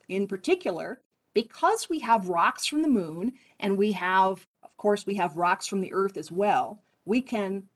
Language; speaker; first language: English; native; English